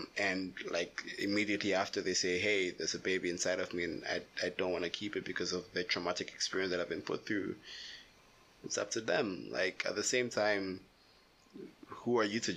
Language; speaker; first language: English; non-native, local second language; Akan